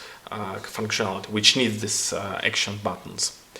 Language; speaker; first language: English; non-native, fluent; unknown